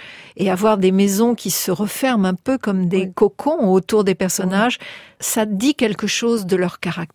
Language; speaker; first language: French; native; French